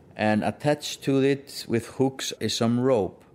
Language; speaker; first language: English; non-native, fluent; Icelandic